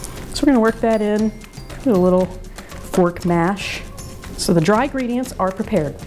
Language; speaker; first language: English; native; English